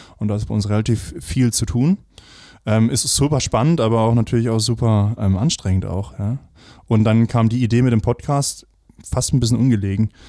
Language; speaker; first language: German; native; German